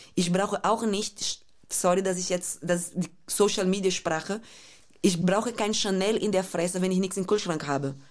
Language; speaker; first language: German; non-native, fluent; Portuguese